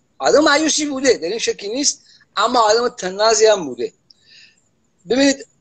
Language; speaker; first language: Persian; non-native, local second language; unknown